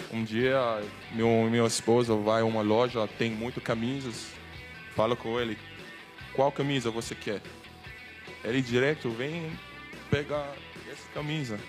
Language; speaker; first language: Portuguese; non-native, learner; Turkish